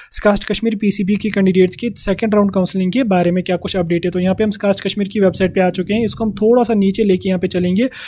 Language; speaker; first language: Hindi; non-native, local second language; Kashmiri